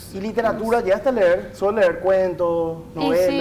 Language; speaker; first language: Spanish; native; Spanish